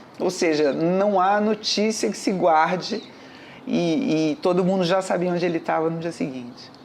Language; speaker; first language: Portuguese; native; Portuguese